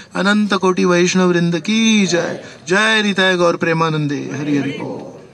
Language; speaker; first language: Hindi; non-native, local second language; Marathi